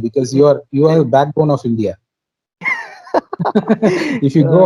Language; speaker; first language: English; non-native, local second language; Tamil